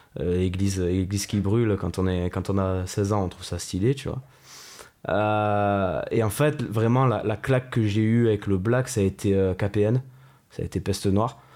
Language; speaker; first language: French; native; French